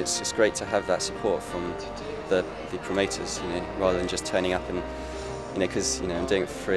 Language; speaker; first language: English; native; English